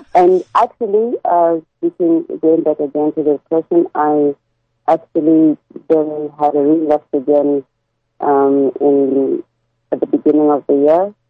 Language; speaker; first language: English; non-native, local second language; Tswana